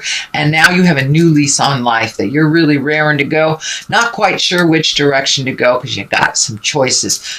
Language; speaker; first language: English; native; English